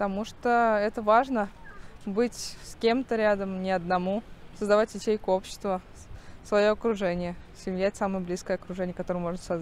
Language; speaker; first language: Russian; native; Russian